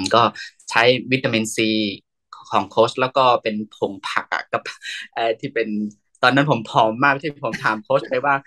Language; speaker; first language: Thai; non-native, fluent; Burmese